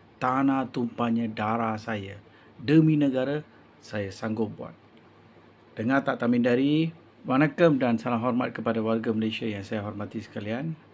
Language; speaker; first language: Malay; non-native, local second language; Tamil